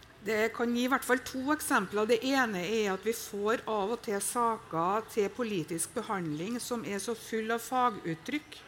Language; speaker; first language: Norwegian; native; Norwegian